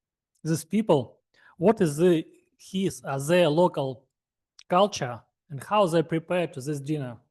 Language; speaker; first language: English; non-native, learner; Russian